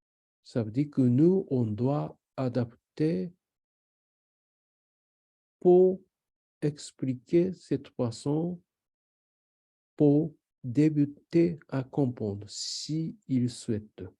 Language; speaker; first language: French; non-native, learner; Japanese